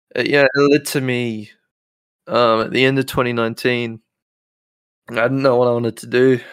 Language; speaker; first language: English; native; English